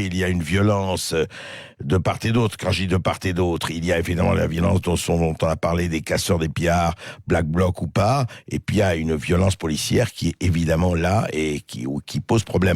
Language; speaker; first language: French; native; French